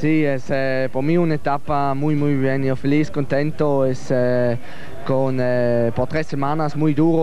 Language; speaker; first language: Spanish; non-native, learner; Swiss German